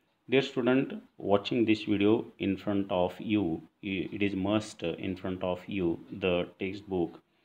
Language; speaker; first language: English; non-native, local second language; Marathi